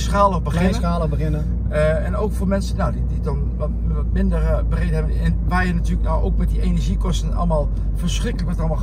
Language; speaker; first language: Dutch; native; Dutch